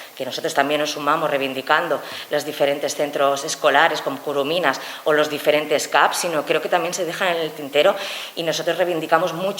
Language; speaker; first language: Spanish; native; Spanish